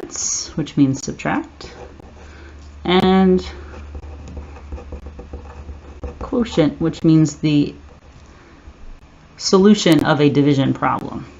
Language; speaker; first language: English; native; English